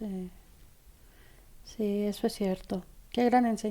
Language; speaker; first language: Spanish; native; Spanish